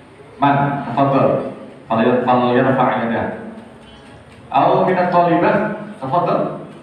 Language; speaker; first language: Arabic; non-native, fluent; Indonesian